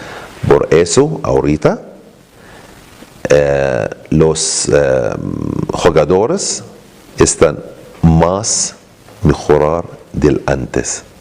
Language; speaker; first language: Spanish; non-native, learner; Arabic